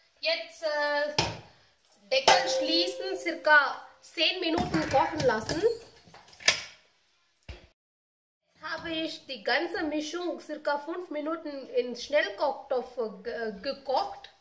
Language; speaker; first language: German; non-native, learner; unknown